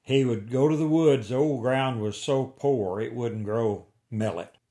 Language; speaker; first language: English; native; English